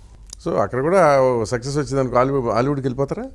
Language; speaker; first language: Telugu; native; Telugu